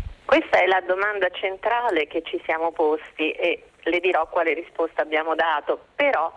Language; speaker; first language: Italian; native; Italian